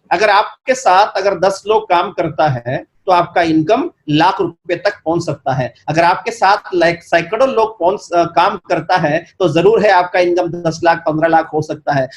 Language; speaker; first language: Hindi; non-native, local second language; Malayalam